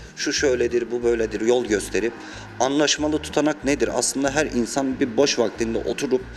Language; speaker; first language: Turkish; native; Turkish